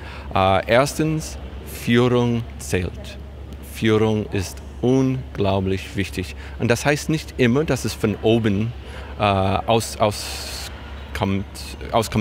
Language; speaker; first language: German; non-native, fluent; English